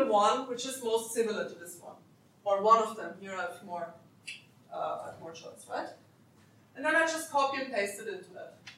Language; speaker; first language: English; non-native, fluent; German